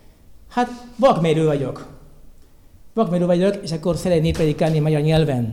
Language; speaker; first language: Hungarian; non-native, learner; Spanish